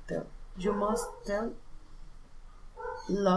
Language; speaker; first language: English; non-native, learner; Spanish